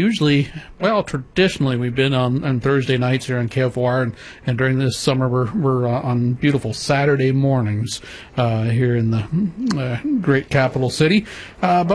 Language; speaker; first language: English; native; English